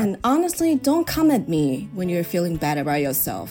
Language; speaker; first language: English; non-native, fluent; Chinese